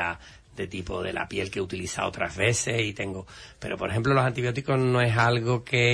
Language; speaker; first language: Spanish; native; Spanish